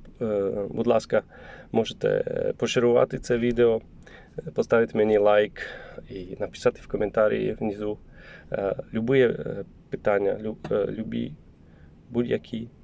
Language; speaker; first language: Ukrainian; non-native, learner; Polish